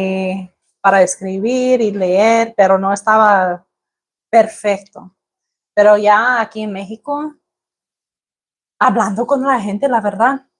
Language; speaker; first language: Spanish; non-native, learner; English